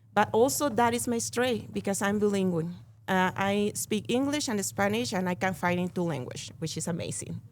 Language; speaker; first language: English; non-native, learner; Spanish